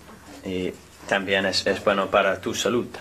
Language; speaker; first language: Spanish; non-native, learner; English